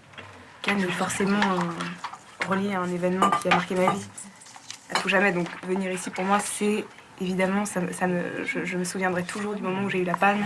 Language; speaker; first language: French; native; French